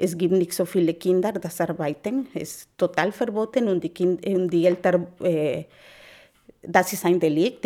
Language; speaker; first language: German; non-native, learner; Spanish